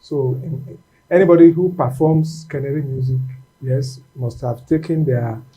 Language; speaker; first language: English; non-native, local second language; Yoruba